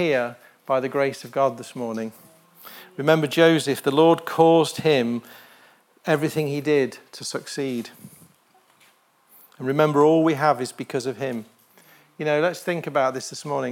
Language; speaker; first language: English; native; English